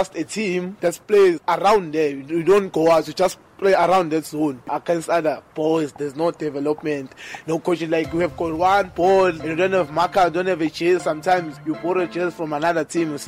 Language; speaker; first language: English; non-native, local second language; Zulu